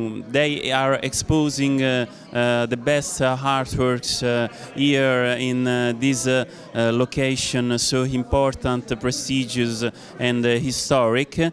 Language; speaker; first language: English; non-native, fluent; Italian